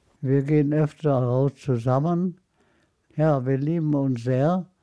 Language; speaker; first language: German; non-native, fluent; Arabic